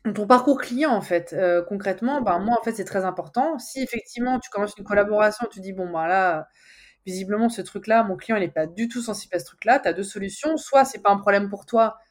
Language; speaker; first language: French; native; French